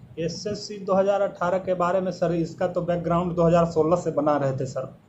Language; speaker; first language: Hindi; native; Hindi